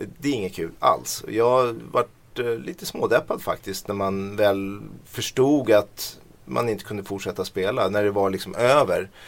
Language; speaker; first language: Swedish; native; Swedish